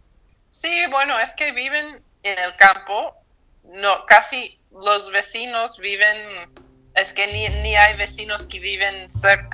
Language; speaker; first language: Spanish; non-native, fluent; English